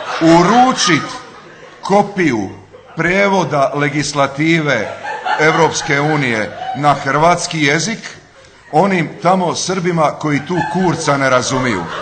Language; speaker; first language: Croatian; native; Croatian